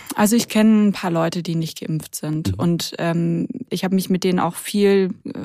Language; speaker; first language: German; native; German